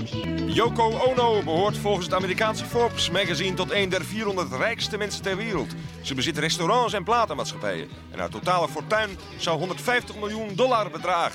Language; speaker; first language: Dutch; native; Dutch